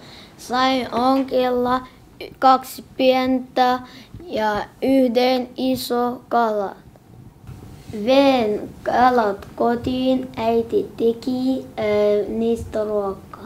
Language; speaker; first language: Finnish; non-native, learner; Arabic